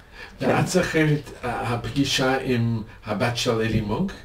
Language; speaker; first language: Hebrew; non-native, learner; English